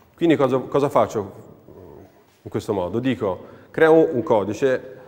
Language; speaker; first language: Italian; native; Italian